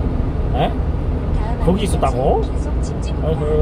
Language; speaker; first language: Korean; native; Korean